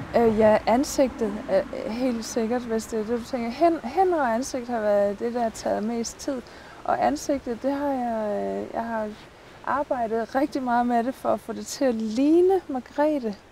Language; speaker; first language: Danish; native; Danish